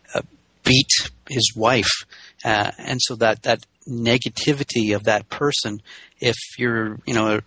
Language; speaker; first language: English; native; English